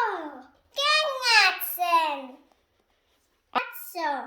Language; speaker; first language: Finnish; non-native, learner; Filipino